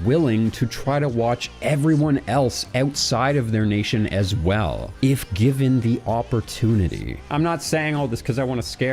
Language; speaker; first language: English; native; English